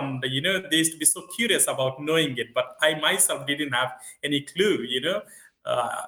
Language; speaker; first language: English; non-native, local second language; Telugu